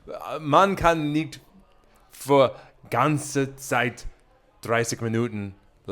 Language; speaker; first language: German; non-native, learner; English